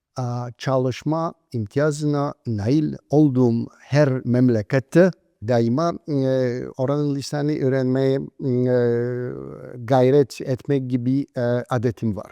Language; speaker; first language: Turkish; non-native, fluent; Polish